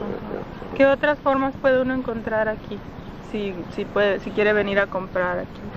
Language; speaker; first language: Spanish; native; Spanish